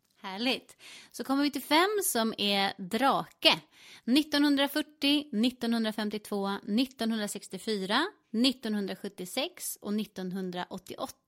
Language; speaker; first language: Swedish; native; Swedish